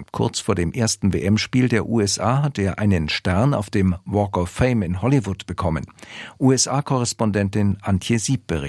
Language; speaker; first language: German; native; German